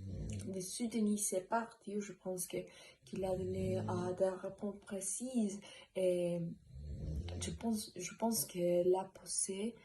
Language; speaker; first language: French; non-native, learner; Spanish